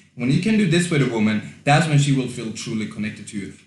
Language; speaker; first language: English; non-native, fluent; Swedish